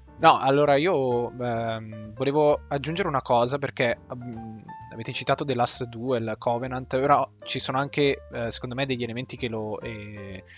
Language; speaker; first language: Italian; native; Italian